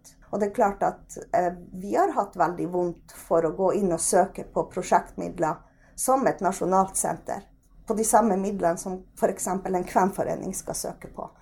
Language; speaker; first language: Norwegian; native; Norwegian